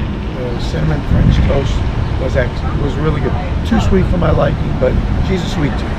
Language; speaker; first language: English; native; English